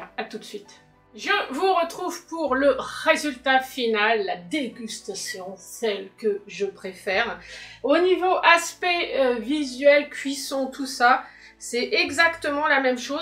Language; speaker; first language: French; native; French